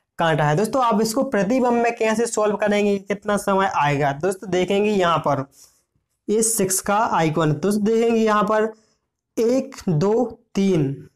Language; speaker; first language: Hindi; native; Hindi